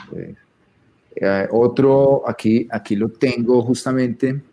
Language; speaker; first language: Spanish; native; Spanish